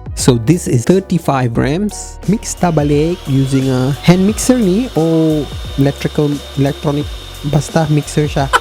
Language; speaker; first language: Cebuano; non-native, learner; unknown